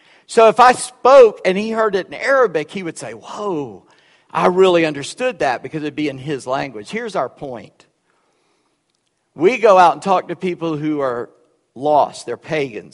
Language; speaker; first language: English; early bilingual, other home language; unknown